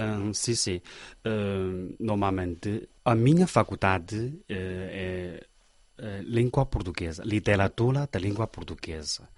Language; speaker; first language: Portuguese; non-native, learner; Chinese